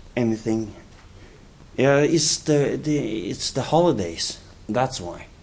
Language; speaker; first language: English; non-native, fluent; Norwegian